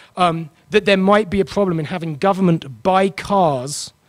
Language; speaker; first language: English; native; English